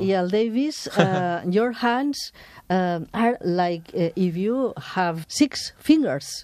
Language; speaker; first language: English; non-native, learner; Catalan